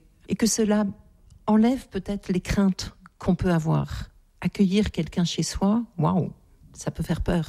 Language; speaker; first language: French; native; French